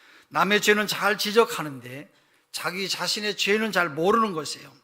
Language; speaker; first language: Korean; native; Korean